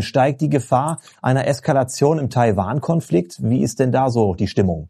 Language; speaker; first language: German; native; German